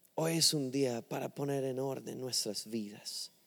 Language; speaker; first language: Spanish; non-native, fluent; English